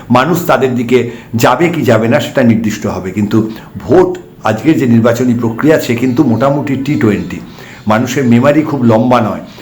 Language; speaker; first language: Bangla; native; Bangla